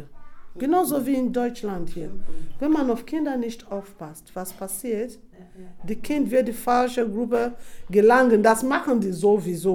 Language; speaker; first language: German; non-native, fluent; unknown